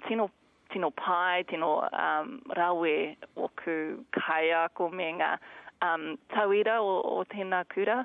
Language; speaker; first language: Māori; non-native, learner; English